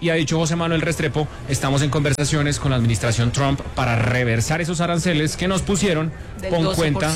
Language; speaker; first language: Spanish; native; Spanish